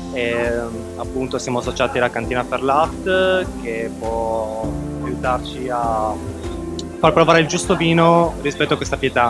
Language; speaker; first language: Italian; native; Italian